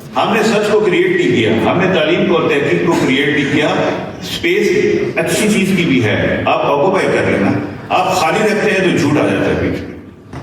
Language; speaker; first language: Urdu; non-native, local second language; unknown